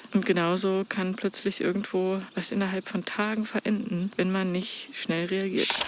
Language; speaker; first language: German; native; German